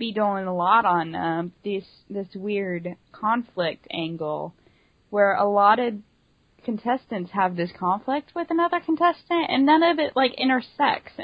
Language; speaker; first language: English; native; English